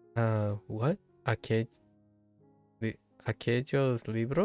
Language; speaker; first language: Spanish; non-native, learner; English